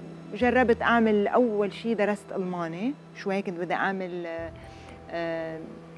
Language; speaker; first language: Arabic; native; Arabic